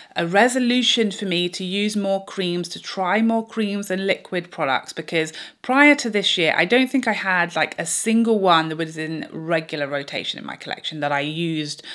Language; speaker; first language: English; native; English